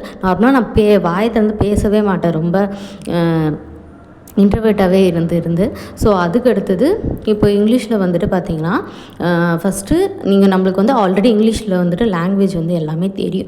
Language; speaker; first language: Tamil; native; Tamil